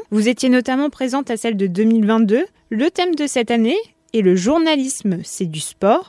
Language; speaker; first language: French; native; French